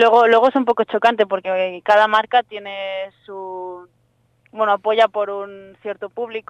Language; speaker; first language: Spanish; native; Spanish